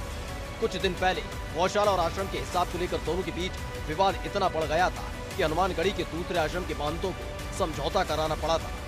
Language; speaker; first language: Hindi; native; Hindi